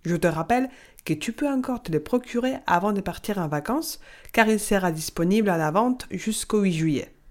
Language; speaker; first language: French; non-native, fluent; Spanish